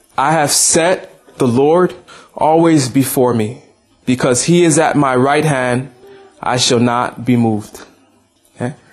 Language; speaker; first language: English; native; English